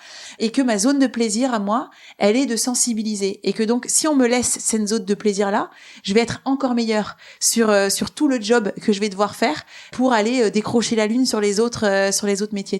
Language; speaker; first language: French; native; French